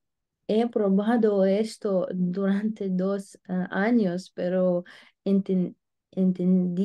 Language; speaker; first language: Spanish; non-native, learner; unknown